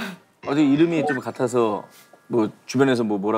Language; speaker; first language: Korean; native; Korean